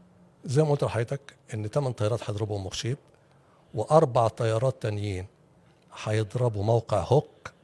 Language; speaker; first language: Arabic; native; Arabic